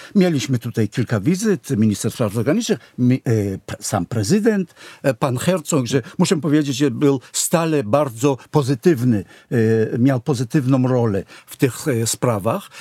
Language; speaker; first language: Polish; non-native, fluent; Hebrew